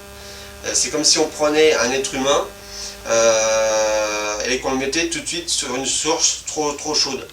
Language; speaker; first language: French; native; French